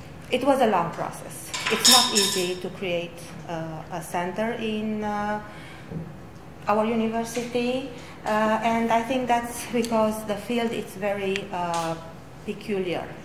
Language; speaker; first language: English; non-native, fluent; Romanian